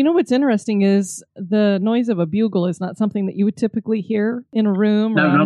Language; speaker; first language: English; native; English